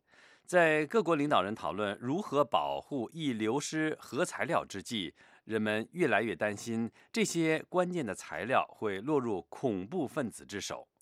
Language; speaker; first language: Chinese; native; Chinese